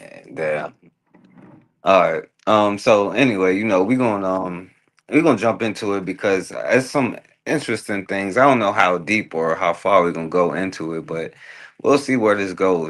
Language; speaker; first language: English; native; English